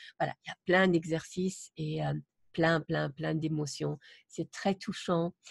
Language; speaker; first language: French; non-native, fluent; German